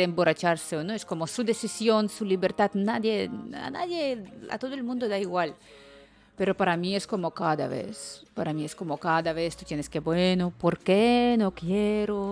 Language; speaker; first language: Spanish; non-native, fluent; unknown